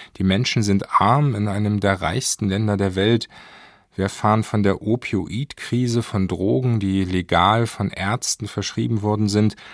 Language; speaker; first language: German; native; German